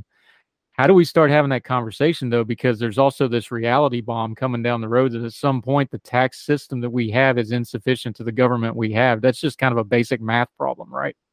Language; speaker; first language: English; native; English